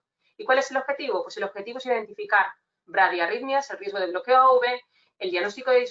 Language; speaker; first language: Spanish; native; Spanish